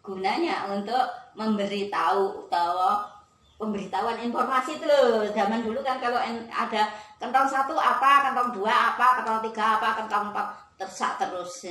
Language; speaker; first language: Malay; non-native, local second language; Javanese